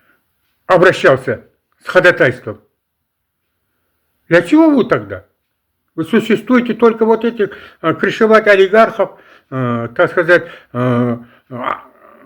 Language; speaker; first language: Russian; non-native, local second language; Kazakh